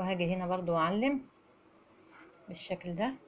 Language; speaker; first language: Arabic; native; Arabic